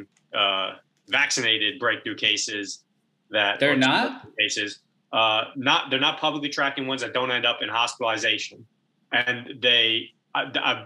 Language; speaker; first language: English; native; English